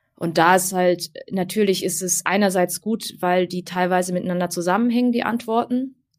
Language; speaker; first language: German; early bilingual, other home language; Vietnamese